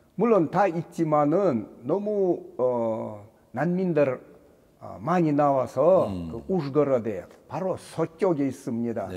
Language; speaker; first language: Korean; non-native, learner; Russian